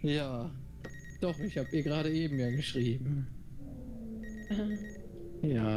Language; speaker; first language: German; native; German